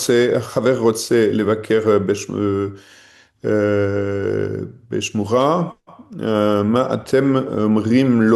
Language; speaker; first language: Hebrew; non-native, learner; French